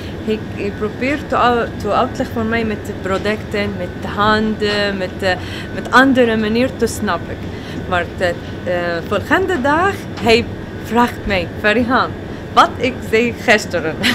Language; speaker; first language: Dutch; early bilingual, other home language; Arabic